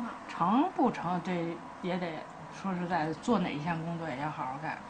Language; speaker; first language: Chinese; native; Chinese